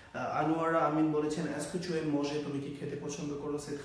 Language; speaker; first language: French; non-native, fluent; Bangla